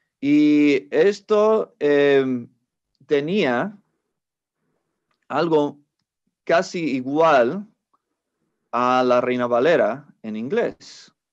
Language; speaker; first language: Spanish; non-native, fluent; English